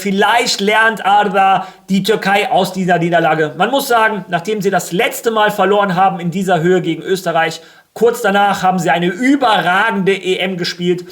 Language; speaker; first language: German; early bilingual, other home language; Spanish